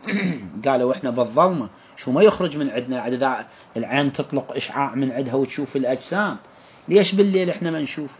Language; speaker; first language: Arabic; native; Arabic